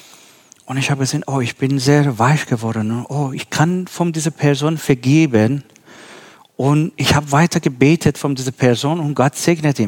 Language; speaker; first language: German; non-native, learner; Persian